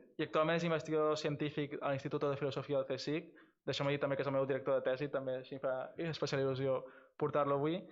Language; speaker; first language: Catalan; non-native, local second language; Spanish